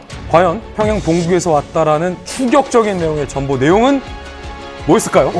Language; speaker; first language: Korean; native; Korean